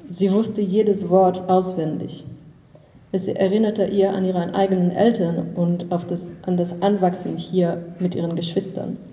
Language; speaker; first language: German; non-native, learner; English